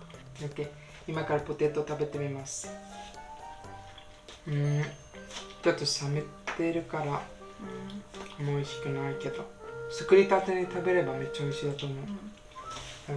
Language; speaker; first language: Japanese; non-native, learner; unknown